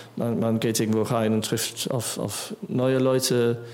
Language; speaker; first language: German; non-native, fluent; English